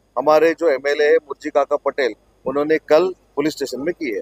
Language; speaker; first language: Hindi; non-native, local second language; Marathi